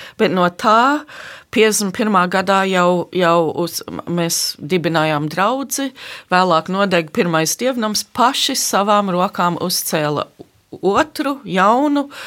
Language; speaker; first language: Latvian; early bilingual, heritage; Latvian